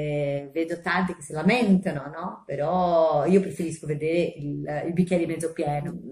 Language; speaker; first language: Italian; non-native, fluent; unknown